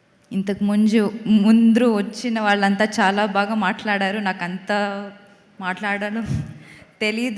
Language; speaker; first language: Telugu; non-native, learner; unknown